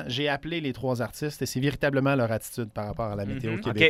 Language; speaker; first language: French; native; French